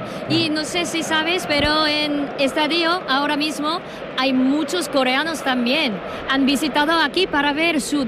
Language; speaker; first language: Spanish; non-native, learner; Korean